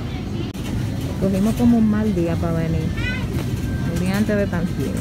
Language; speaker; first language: Spanish; native; Spanish